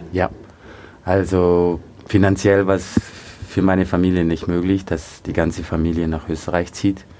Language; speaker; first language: German; early bilingual, other home language; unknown